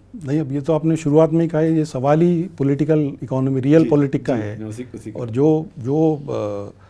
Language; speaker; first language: Hindi; native; Hindi